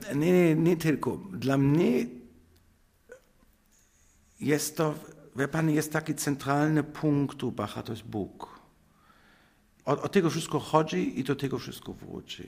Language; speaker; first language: Polish; non-native, fluent; German